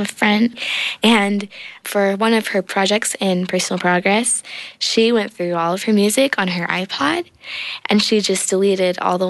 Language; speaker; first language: English; native; English